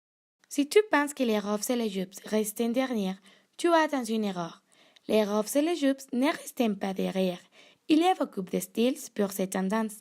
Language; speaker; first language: French; non-native, learner; Spanish